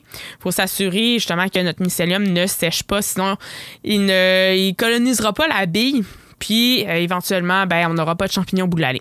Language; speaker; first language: French; native; French